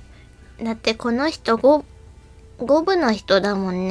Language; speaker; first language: Japanese; native; Japanese